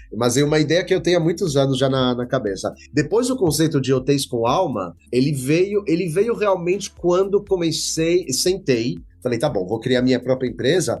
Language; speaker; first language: Portuguese; non-native, fluent; French